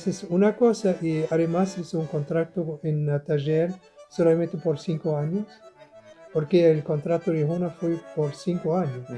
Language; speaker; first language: Spanish; non-native, learner; German